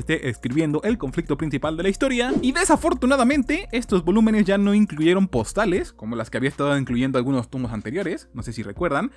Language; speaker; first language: Spanish; native; Spanish